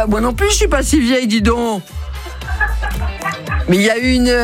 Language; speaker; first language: French; native; French